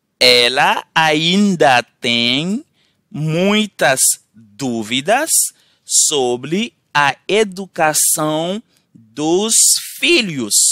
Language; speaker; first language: Portuguese; non-native, learner; Haitian Creole